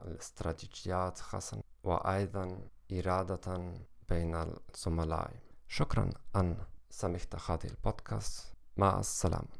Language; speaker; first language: Arabic; non-native, learner; German